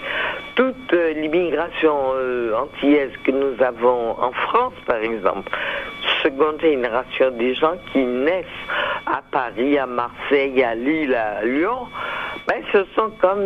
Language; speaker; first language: French; native; French